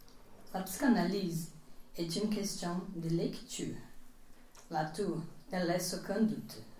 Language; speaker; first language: French; non-native, fluent; Portuguese